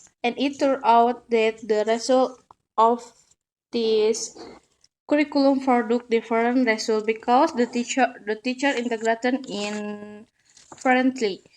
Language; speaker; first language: English; non-native, learner; Indonesian